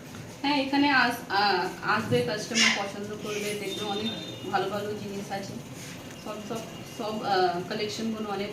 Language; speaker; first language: Bangla; non-native, local second language; Hindi